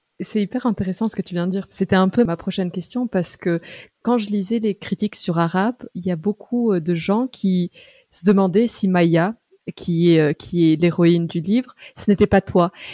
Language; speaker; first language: French; early bilingual, other home language; Arabic